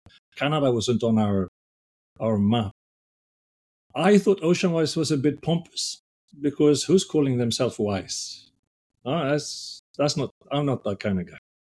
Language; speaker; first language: English; non-native, fluent; Swedish